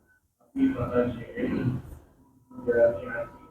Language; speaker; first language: Arabic; non-native, learner; Indonesian